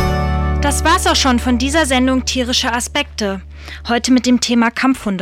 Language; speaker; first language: German; native; German